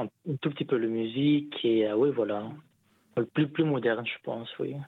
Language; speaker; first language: French; non-native, local second language; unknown